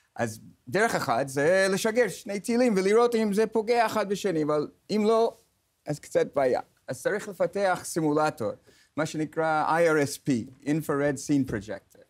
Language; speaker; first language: Hebrew; non-native, fluent; English